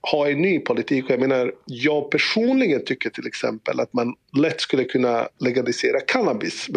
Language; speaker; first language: Swedish; early bilingual, other home language; Bosnian